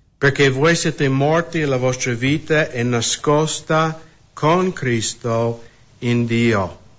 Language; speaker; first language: Italian; non-native, fluent; English